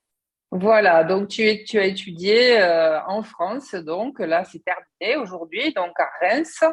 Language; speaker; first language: French; native; French